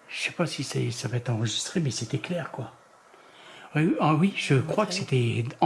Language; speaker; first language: French; native; French